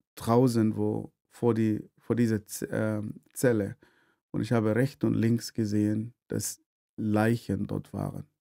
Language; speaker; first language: German; non-native, fluent; Arabic